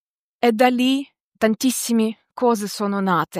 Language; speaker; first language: Italian; non-native, fluent; Ukrainian